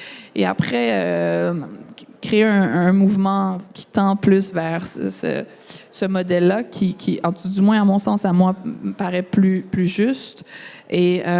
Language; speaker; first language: French; native; French